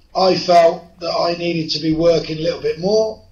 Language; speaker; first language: English; native; English